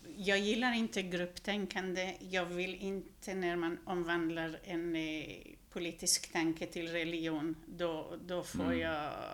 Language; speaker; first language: Swedish; non-native, fluent; Hungarian